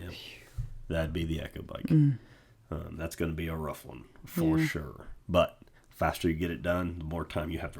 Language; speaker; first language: English; native; English